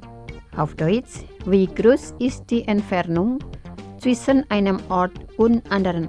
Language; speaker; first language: German; non-native, fluent; Indonesian